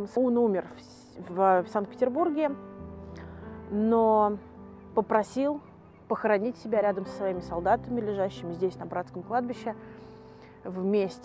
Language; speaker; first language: Russian; native; Russian